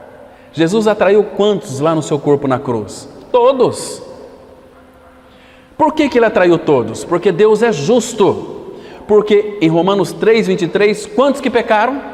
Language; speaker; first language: Portuguese; native; Portuguese